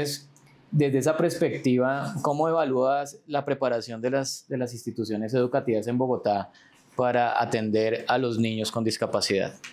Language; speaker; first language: Spanish; native; Spanish